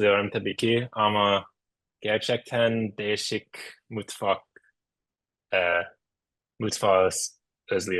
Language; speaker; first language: Turkish; non-native, learner; English